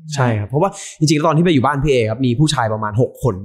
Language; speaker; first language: Thai; native; Thai